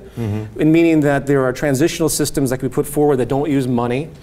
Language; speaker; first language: English; native; English